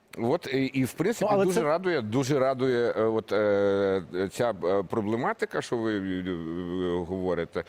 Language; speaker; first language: Ukrainian; native; Ukrainian